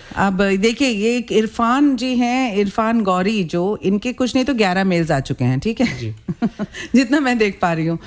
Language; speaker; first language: Hindi; native; Hindi